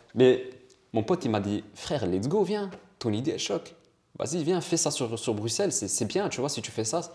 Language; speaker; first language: French; early bilingual, other home language; Italian